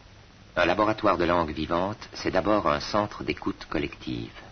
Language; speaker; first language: French; native; French